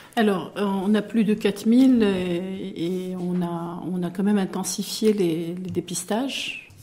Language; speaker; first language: French; non-native, local second language; Arabic